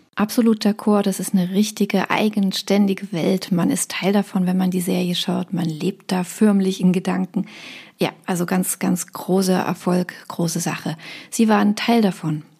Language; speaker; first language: German; native; German